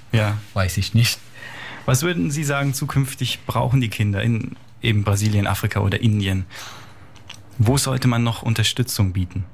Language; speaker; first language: German; native; German